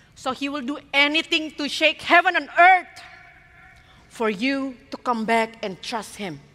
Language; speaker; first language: English; non-native, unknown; Indonesian